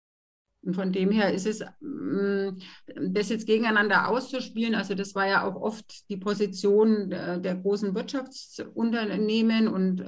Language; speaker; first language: German; native; German